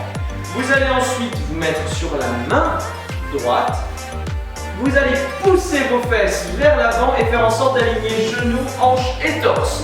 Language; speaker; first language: French; native; French